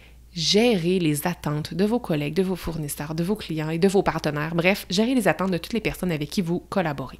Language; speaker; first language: French; native; French